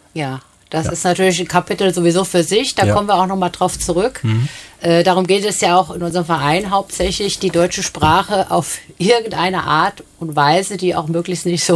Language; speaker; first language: German; native; German